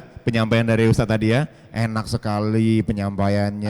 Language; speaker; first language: Indonesian; native; Indonesian